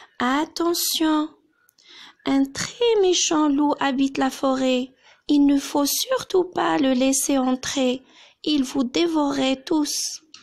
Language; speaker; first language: French; non-native, local second language; Arabic